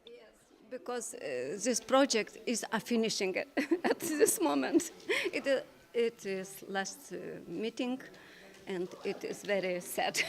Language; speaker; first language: English; non-native, learner; Lithuanian